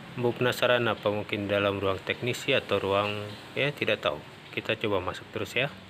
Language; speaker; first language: Indonesian; non-native, local second language; Minangkabau